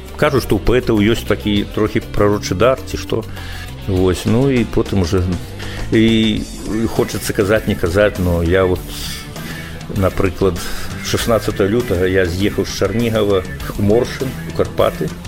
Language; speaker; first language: Russian; non-native, local second language; Belarusian